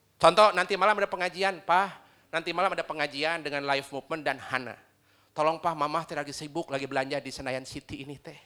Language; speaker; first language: Indonesian; non-native, local second language; Sundanese